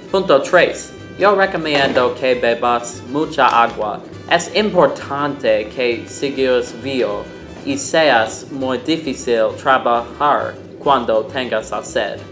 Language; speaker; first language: Spanish; non-native, learner; English